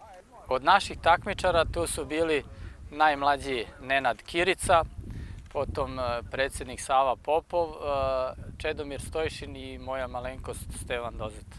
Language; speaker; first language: Bosnian; native; Bosnian